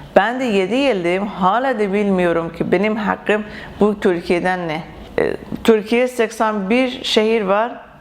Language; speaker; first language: Turkish; non-native, learner; Persian